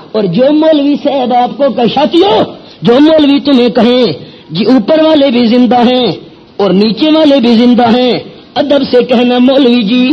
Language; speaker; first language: Urdu; non-native, local second language; Pashto